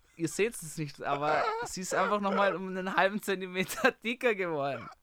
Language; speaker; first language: German; native; German